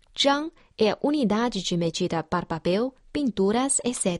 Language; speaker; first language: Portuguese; non-native, fluent; Chinese